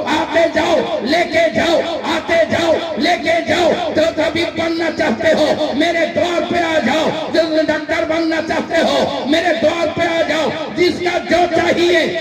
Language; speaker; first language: Urdu; non-native, local second language; Bangla